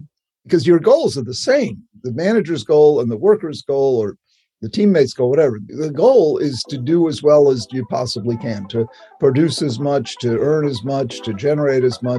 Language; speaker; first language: English; native; English